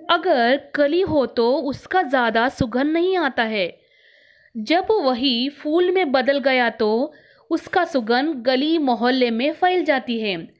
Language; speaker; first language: Hindi; non-native, local second language; Kannada